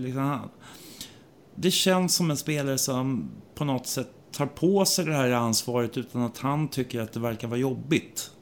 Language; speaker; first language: Swedish; native; Swedish